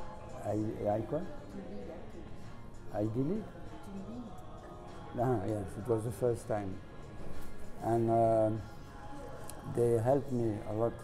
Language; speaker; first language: English; non-native, learner; French